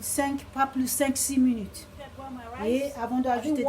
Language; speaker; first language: French; non-native, learner; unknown